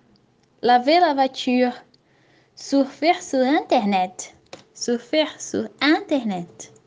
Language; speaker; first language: French; non-native, fluent; Portuguese